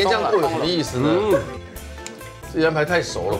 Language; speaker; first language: Chinese; native; Chinese